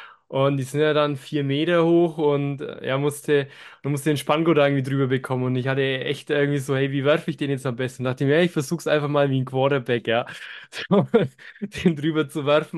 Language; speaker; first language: German; native; German